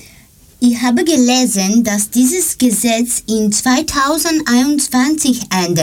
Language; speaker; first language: German; non-native, learner; Greek